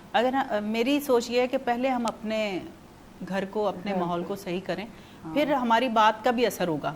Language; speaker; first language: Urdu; non-native, local second language; Punjabi